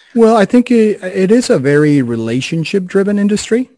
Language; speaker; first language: English; non-native, fluent; Spanish